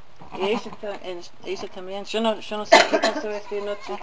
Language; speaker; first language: Spanish; non-native, learner; English